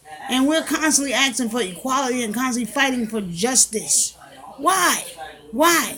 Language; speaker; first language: English; native; English